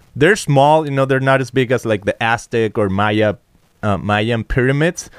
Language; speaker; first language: English; non-native, fluent; Spanish